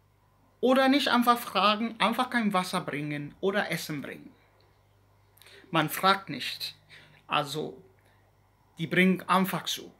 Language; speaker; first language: German; non-native, learner; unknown